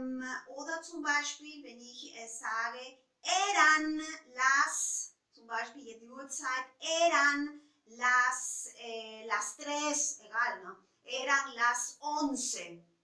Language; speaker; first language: German; non-native, fluent; Spanish